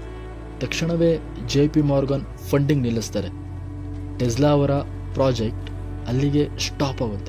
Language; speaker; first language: Kannada; native; Kannada